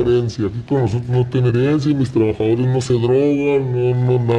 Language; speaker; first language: Spanish; native; Spanish